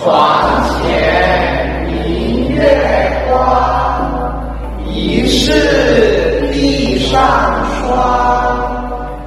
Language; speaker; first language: Chinese; non-native, fluent; Indonesian